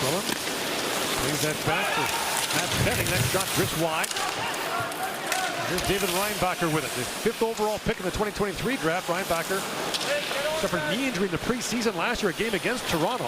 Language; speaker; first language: English; native; English